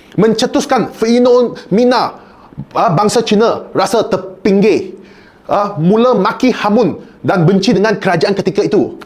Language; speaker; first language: Malay; non-native, local second language; Chinese